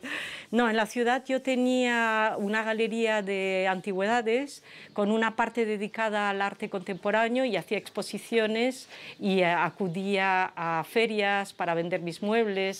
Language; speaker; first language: Spanish; non-native, fluent; French